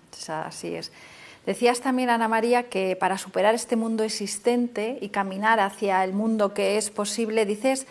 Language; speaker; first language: Spanish; native; Spanish